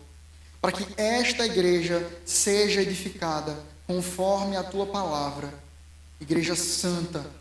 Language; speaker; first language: Portuguese; native; Portuguese